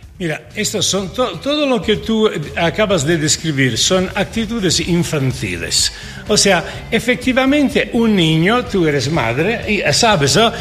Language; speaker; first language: Spanish; non-native, fluent; Italian